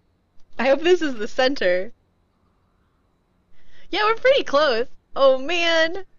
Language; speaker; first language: English; native; English